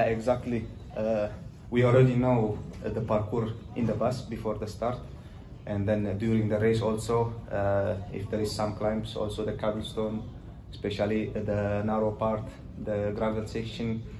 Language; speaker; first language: English; non-native, learner; Tigrinya